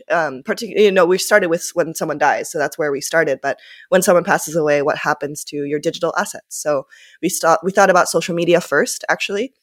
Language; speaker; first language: English; early bilingual, other home language; Japanese